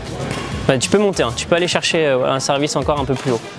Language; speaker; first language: French; native; French